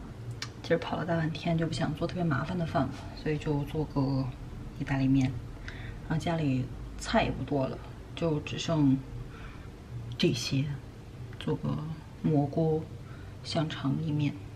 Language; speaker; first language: Chinese; native; Chinese